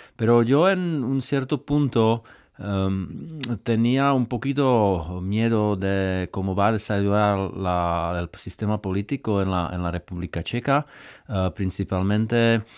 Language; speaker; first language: Spanish; non-native, fluent; Czech